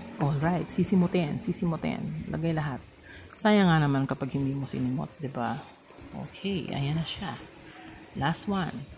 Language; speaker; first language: Filipino; non-native, local second language; Pampanga